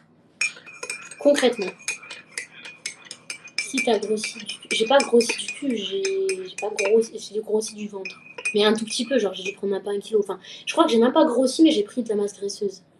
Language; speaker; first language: French; native; French